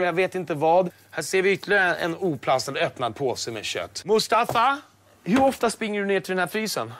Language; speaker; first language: Swedish; native; Swedish